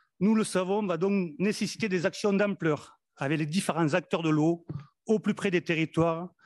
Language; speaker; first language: French; native; French